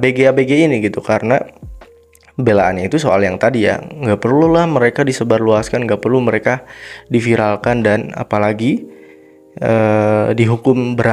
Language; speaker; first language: Indonesian; native; Indonesian